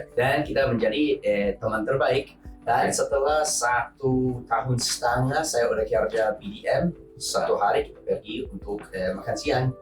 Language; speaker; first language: Indonesian; non-native, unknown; English